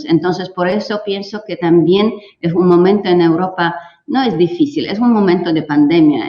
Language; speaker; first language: Spanish; non-native, fluent; Polish